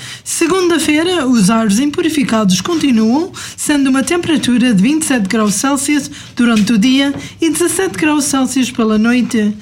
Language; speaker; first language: Portuguese; native; Portuguese